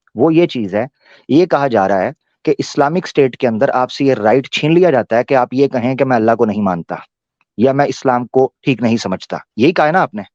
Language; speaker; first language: Urdu; native; Urdu